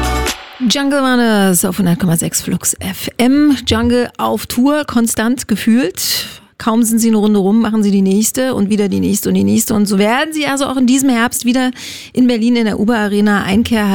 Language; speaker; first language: German; native; German